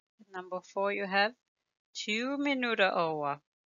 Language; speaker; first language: English; non-native, fluent; Danish